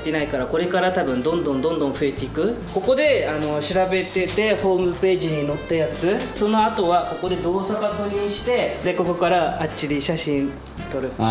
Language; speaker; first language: Japanese; non-native, learner; French